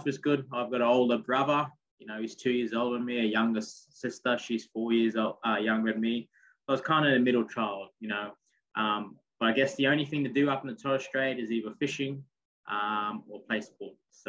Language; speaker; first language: English; non-native, local second language; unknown